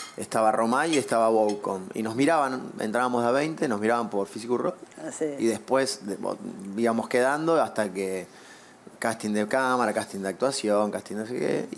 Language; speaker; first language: Spanish; native; Spanish